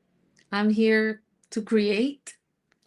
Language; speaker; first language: English; non-native, fluent; Spanish